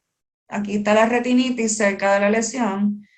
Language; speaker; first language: Spanish; native; Spanish